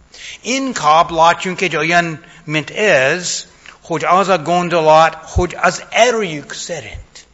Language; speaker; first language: Hungarian; non-native, fluent; English